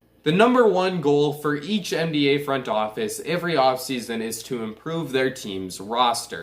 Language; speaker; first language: English; native; English